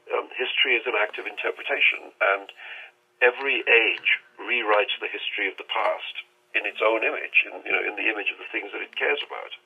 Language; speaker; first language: English; non-native, local second language; Urdu